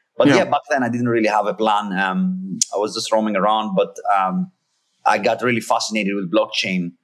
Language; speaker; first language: English; non-native, fluent; Greek